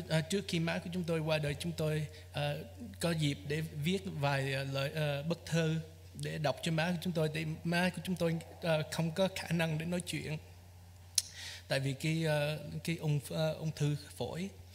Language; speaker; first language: Vietnamese; early bilingual, heritage; Vietnamese